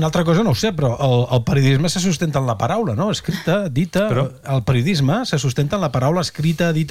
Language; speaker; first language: Catalan; native; Catalan